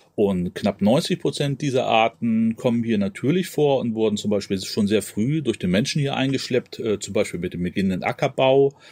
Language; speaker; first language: German; native; German